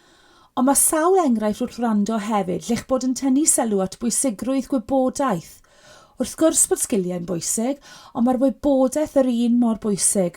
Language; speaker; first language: Welsh; native; Welsh